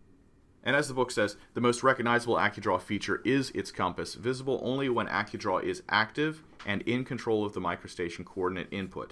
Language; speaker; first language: English; native; English